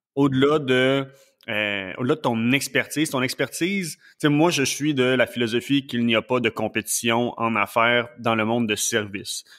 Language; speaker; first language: French; native; French